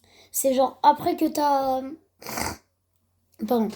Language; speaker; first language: French; native; French